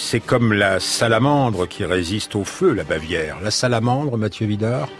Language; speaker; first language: French; native; French